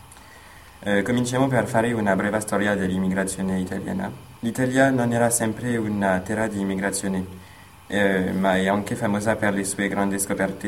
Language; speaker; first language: Italian; non-native, learner; French